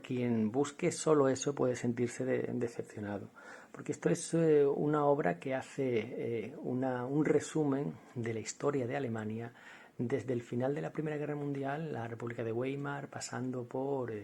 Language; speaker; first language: Spanish; native; Spanish